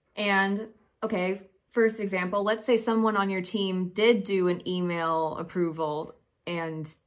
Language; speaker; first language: English; native; English